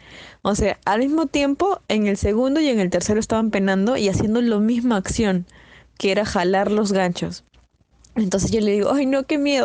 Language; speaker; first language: Spanish; native; Spanish